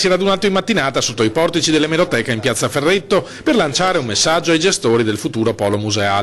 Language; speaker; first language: Italian; native; Italian